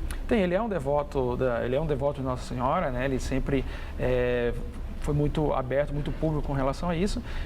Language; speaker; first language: Portuguese; native; Portuguese